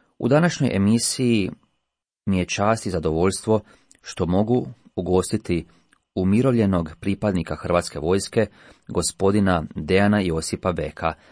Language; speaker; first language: Croatian; native; Croatian